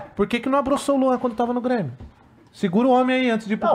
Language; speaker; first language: Portuguese; native; Portuguese